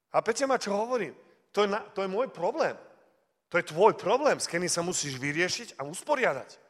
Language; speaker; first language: Slovak; early bilingual, heritage; Slovak